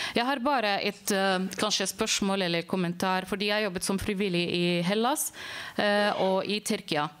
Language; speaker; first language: Norwegian; non-native, fluent; Arabic